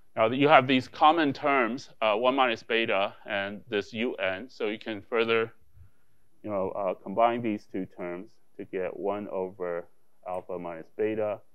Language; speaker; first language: English; non-native, fluent; Chinese